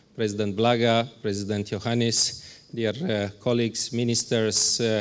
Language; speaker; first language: English; non-native, fluent; Romanian